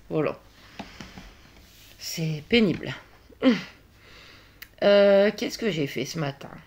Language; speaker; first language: French; native; French